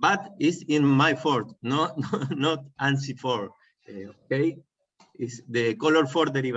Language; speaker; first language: English; non-native, learner; Spanish